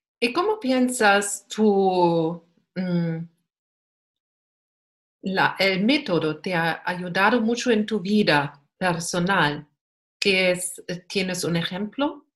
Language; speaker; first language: Spanish; non-native, learner; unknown